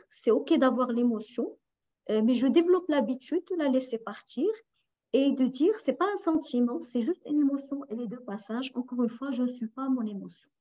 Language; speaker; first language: French; non-native, local second language; Arabic